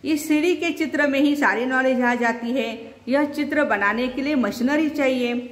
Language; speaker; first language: Hindi; non-native, local second language; Marathi